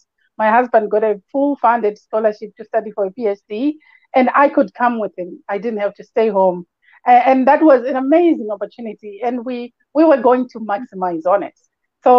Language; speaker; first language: English; non-native, local second language; Shona